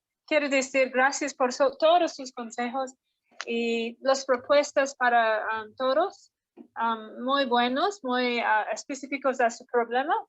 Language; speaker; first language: Spanish; non-native, fluent; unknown